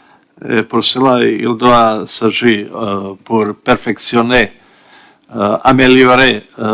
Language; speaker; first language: French; non-native, learner; Bosnian